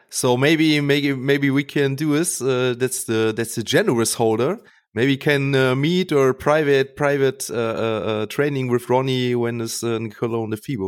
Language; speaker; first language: English; non-native, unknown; German